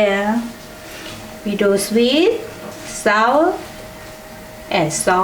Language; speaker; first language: English; non-native, learner; Thai